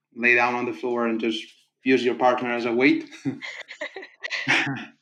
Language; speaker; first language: English; non-native, fluent; Italian